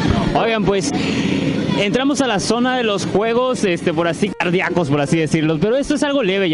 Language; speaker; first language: Spanish; native; Spanish